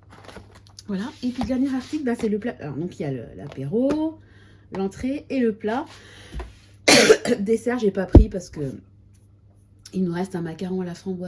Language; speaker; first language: French; native; French